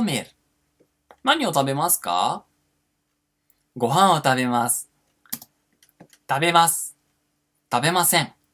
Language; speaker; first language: Japanese; non-native, fluent; Portuguese